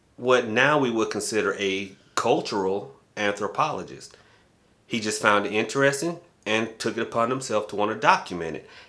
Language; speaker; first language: English; native; English